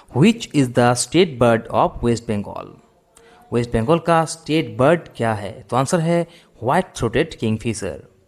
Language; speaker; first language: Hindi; non-native, local second language; Bangla